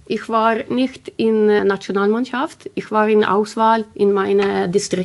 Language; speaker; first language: German; non-native, learner; Swedish